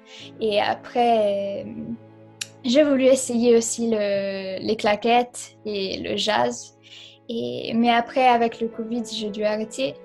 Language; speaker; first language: French; non-native, fluent; Italian